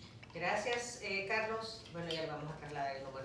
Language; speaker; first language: Spanish; native; Spanish